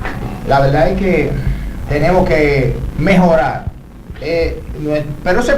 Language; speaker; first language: Spanish; native; Spanish